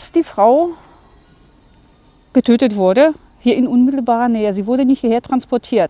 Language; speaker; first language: German; native; German